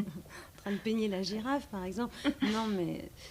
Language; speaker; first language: French; native; French